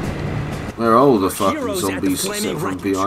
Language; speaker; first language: English; native; English